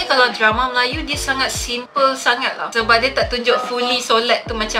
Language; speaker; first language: Malay; native; Malay